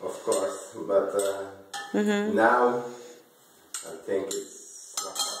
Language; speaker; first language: English; non-native, learner; Hungarian